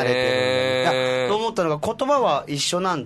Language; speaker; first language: Japanese; native; Japanese